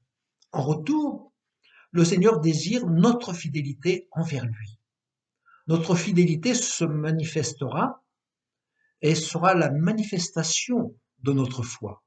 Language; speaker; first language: French; native; French